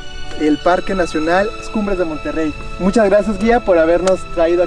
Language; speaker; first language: Spanish; native; Spanish